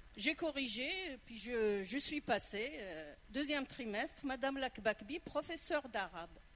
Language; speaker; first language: French; non-native, local second language; Arabic